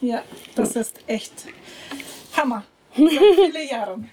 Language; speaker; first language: German; non-native, fluent; Russian